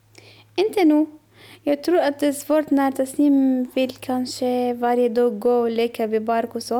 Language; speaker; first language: Swedish; non-native, learner; Arabic